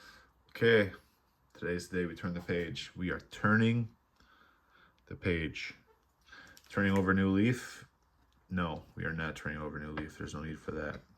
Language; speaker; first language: English; native; English